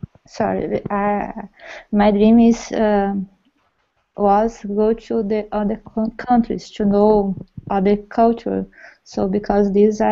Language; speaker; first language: English; non-native, learner; Portuguese